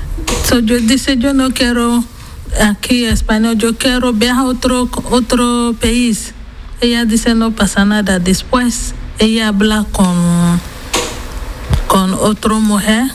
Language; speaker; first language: Spanish; non-native, learner; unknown